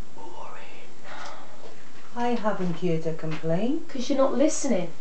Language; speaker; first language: English; native; English